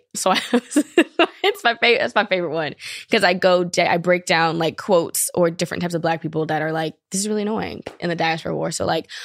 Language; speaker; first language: English; native; English